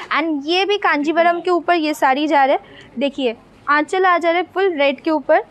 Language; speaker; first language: Hindi; non-native, local second language; Bangla